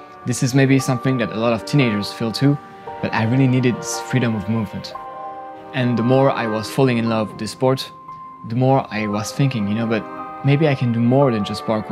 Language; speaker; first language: English; non-native, fluent; French